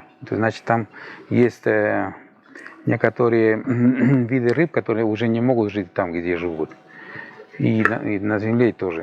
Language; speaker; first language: Russian; non-native, fluent; Spanish